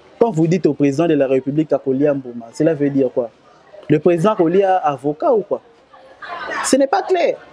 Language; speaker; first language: French; non-native, local second language; Lingala